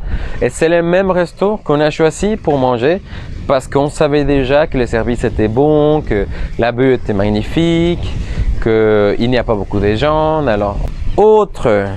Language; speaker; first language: French; non-native, fluent; Spanish